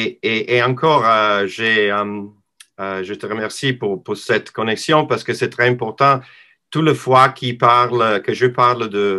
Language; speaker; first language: French; non-native, learner; English